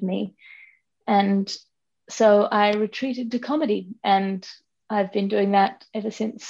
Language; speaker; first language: English; native; English